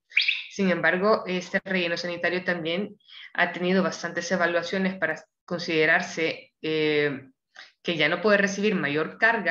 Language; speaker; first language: Spanish; native; Spanish